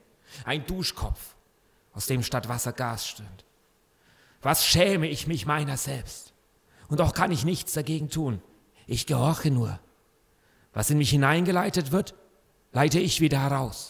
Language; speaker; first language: German; native; German